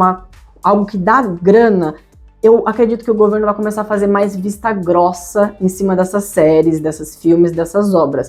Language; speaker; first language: Portuguese; native; Portuguese